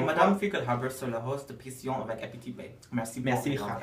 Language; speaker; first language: French; non-native, learner; English